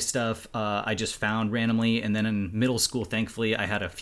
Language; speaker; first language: English; native; English